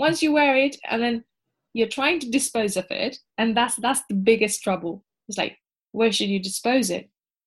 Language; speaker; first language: English; non-native, local second language; Nepali